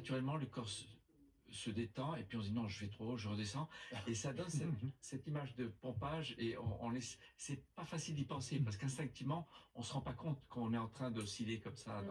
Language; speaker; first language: French; native; French